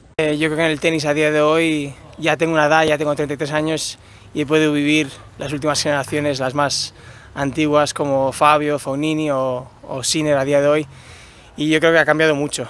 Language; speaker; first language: Spanish; native; Spanish